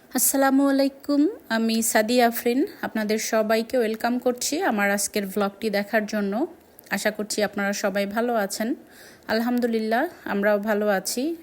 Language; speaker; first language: Bangla; native; Bangla